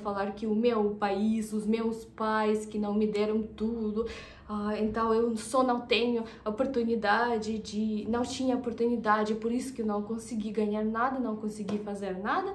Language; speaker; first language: Portuguese; non-native, fluent; Russian